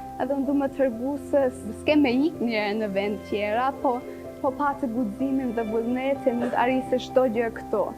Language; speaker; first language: Albanian; early bilingual, heritage; Albanian